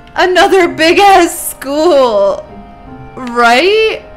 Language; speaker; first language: English; native; English